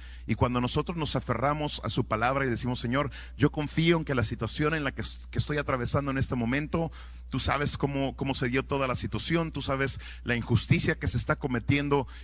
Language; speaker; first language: Spanish; native; Spanish